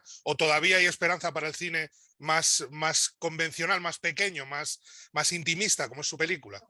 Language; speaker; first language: Spanish; native; Spanish